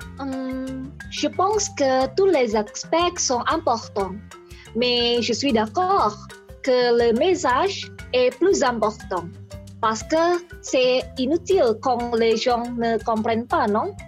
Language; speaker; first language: French; non-native, learner; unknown